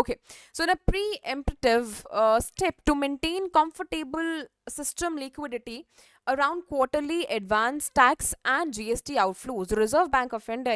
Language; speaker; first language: English; non-native, local second language; Hindi